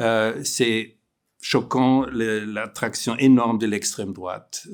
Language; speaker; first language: French; non-native, fluent; German